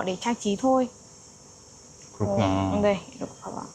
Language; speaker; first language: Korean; non-native, learner; Vietnamese